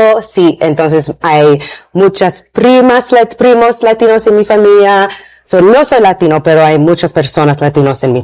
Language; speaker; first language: Spanish; non-native, learner; English